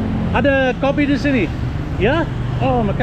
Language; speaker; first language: Indonesian; non-native, learner; English